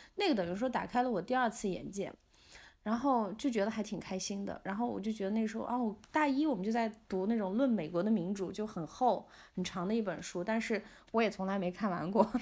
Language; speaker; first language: Chinese; non-native, local second language; Uyghur